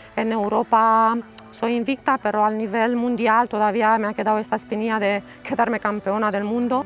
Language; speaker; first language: Spanish; non-native, fluent; Romanian